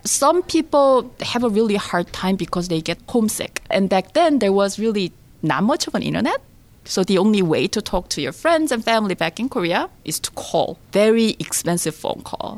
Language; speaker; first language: English; non-native, fluent; Korean